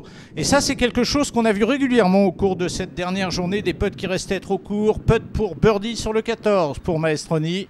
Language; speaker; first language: French; native; French